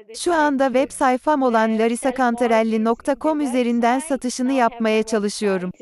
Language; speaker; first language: English; non-native, fluent; Portuguese